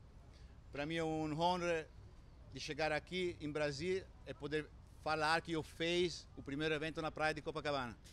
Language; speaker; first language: Portuguese; non-native, fluent; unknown